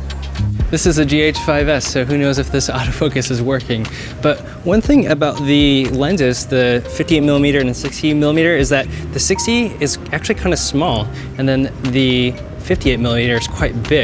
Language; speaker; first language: English; native; English